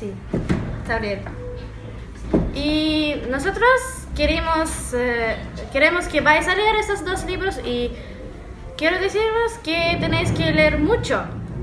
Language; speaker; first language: Spanish; non-native, learner; Russian